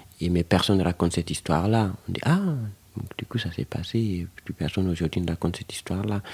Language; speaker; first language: French; non-native, local second language; Fula